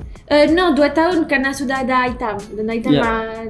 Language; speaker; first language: Indonesian; non-native, learner; French